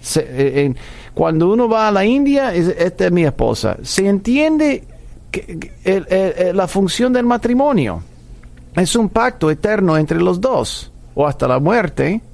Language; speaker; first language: Spanish; non-native, fluent; English